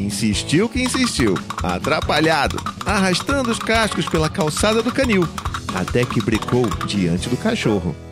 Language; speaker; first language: Portuguese; native; Portuguese